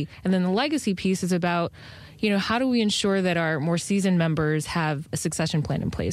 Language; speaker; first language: English; native; English